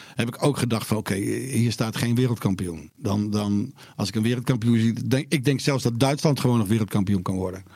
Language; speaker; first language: Dutch; native; Dutch